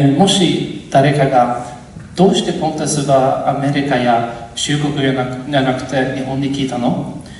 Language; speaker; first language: Japanese; non-native, learner; Swedish